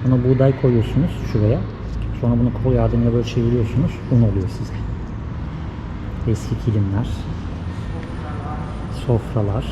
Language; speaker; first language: Turkish; native; Turkish